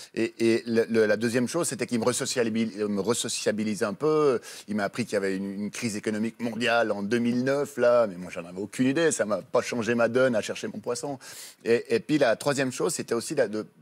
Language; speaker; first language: French; native; French